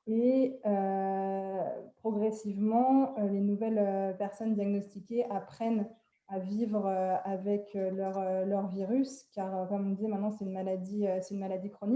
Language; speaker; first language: French; native; French